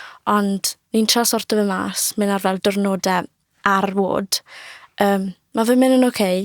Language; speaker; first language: Welsh; native; Welsh